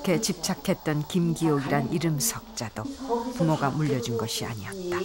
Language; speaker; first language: Korean; native; Korean